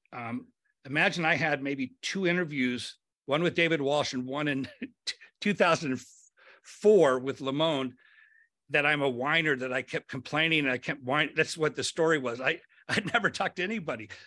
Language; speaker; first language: English; native; English